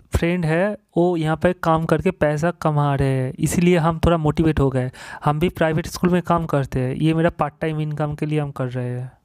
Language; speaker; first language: Hindi; non-native, local second language; Bangla